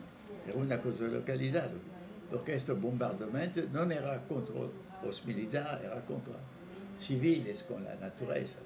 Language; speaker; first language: Spanish; non-native, fluent; French